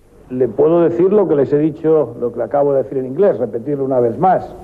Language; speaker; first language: Spanish; native; Spanish